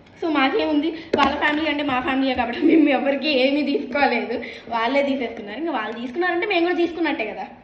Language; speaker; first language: Telugu; early bilingual, heritage; Telugu